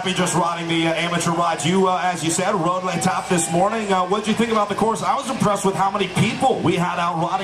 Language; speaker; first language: English; native; English